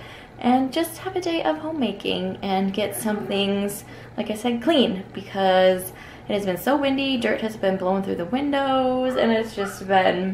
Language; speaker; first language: English; native; English